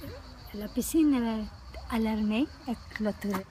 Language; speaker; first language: French; non-native, learner; English